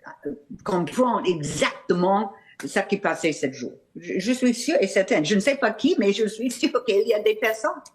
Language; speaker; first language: French; non-native, fluent; English